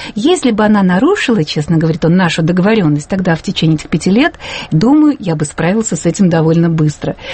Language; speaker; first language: Russian; native; Russian